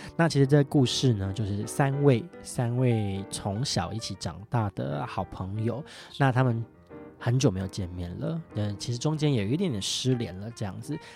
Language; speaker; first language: Chinese; native; Chinese